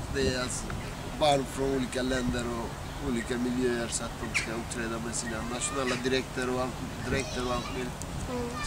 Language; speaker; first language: Swedish; non-native, fluent; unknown